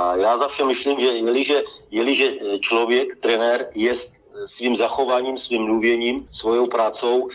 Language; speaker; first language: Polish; non-native, learner; Czech